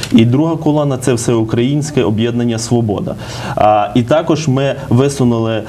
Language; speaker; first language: Ukrainian; native; Ukrainian